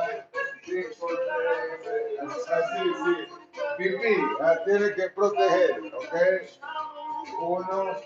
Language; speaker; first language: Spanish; non-native, learner; Portuguese